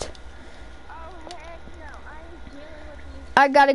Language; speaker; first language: English; native; English